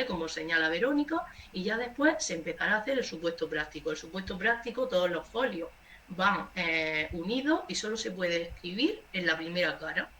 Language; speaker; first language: Spanish; native; Spanish